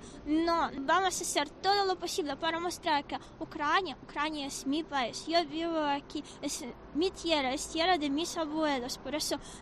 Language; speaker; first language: Spanish; non-native, fluent; Ukrainian